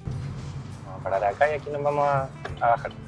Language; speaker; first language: Spanish; native; Spanish